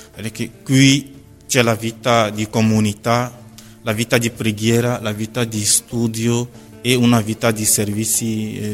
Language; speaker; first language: Italian; non-native, fluent; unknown